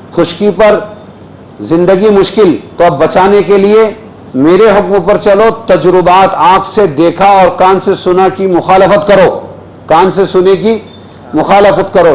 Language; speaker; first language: Urdu; native; Urdu